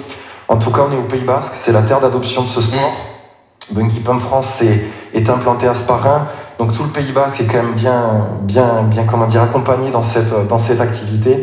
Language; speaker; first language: French; native; French